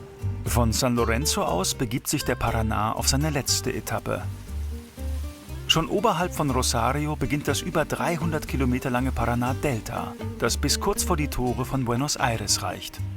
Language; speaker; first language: German; native; German